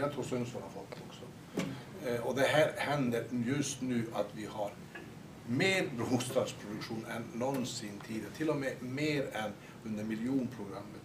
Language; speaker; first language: Swedish; native; Swedish